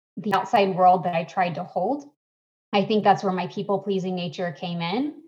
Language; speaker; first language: English; native; English